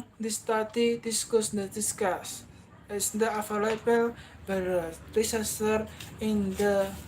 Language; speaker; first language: English; non-native, learner; Indonesian